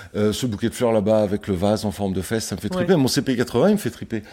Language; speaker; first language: French; native; French